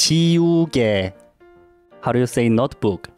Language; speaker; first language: English; non-native, fluent; Korean